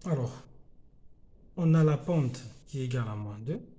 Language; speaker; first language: French; non-native, local second language; Arabic